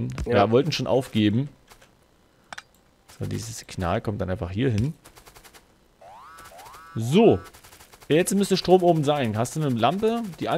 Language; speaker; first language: German; native; German